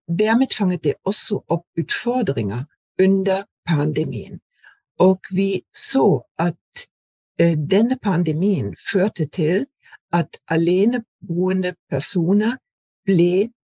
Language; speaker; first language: Norwegian; non-native, fluent; German